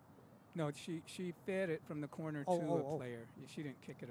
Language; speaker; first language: English; native; English